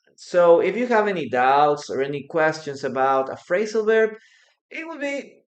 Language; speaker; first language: English; non-native, fluent; Spanish